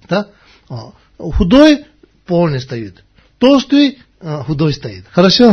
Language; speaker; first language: Russian; non-native, learner; Tibetan